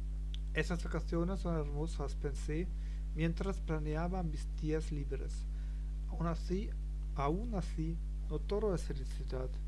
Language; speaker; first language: Spanish; non-native, learner; German